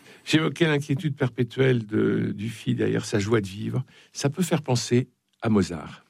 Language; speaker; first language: French; native; French